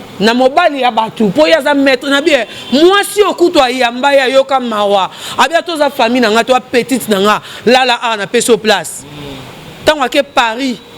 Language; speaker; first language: Lingala; non-native, local second language; Luba-Lulua